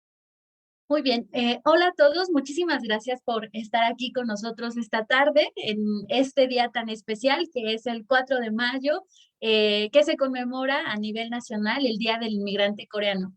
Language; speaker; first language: Spanish; native; Spanish